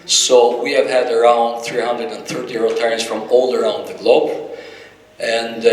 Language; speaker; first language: English; non-native, fluent; Albanian